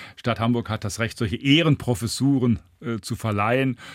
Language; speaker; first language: German; native; German